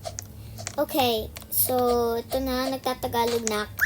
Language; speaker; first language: Filipino; early bilingual, heritage; Filipino